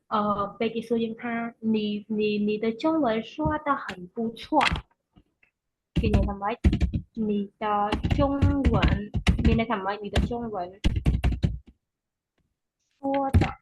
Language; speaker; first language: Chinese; non-native, fluent; Khmer